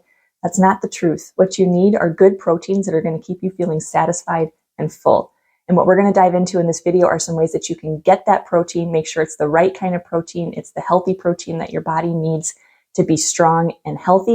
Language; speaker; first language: English; native; English